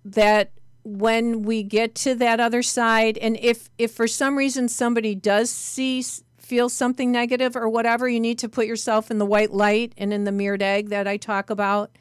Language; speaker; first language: English; native; English